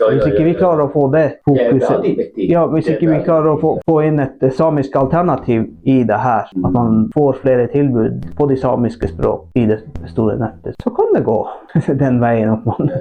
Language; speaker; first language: Norwegian; non-native, local second language; Northern Sami